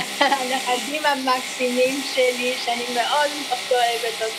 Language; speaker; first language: Hebrew; early bilingual, other home language; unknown